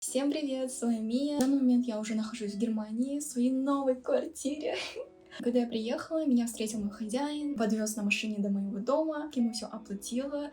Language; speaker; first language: Russian; early bilingual, heritage; Russian